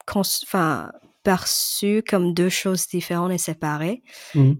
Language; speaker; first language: French; early bilingual, other home language; Cantonese